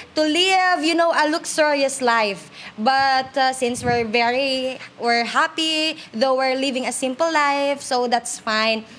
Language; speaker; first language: English; non-native, local second language; Hiligaynon